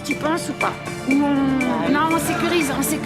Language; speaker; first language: French; native; French